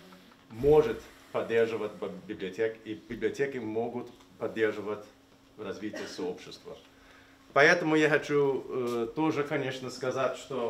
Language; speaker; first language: Russian; non-native, fluent; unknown